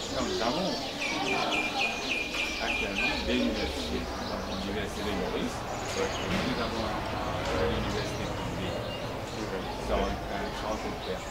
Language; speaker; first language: French; non-native, local second language; Morisyen